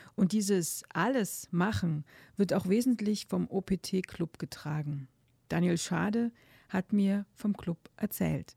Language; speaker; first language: German; native; German